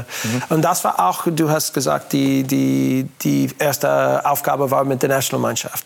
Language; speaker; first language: German; non-native, learner; English